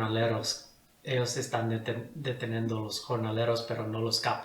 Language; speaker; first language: Spanish; non-native, fluent; English